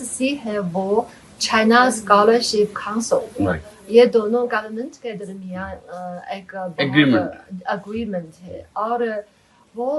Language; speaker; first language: Hindi; non-native, fluent; Chinese